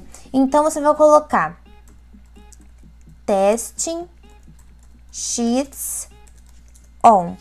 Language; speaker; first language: Portuguese; native; Portuguese